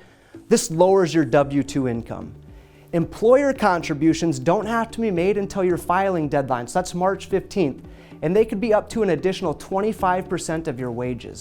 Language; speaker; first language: English; native; English